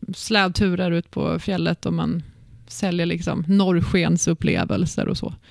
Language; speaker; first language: Swedish; native; Swedish